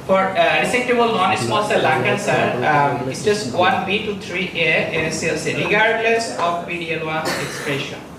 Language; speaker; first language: English; non-native, local second language; Bangla